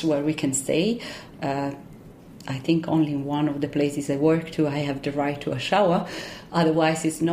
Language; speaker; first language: English; non-native, fluent; Italian